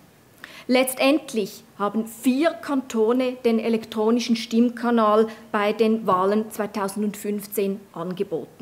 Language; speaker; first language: German; native; German